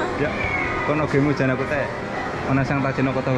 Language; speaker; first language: Japanese; non-native, learner; Indonesian